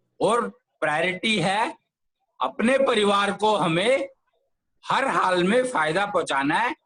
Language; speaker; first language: Hindi; native; Hindi